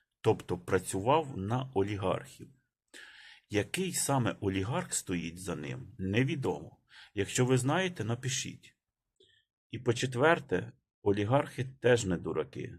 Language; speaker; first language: Ukrainian; native; Ukrainian